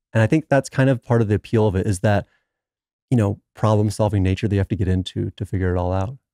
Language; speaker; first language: English; native; English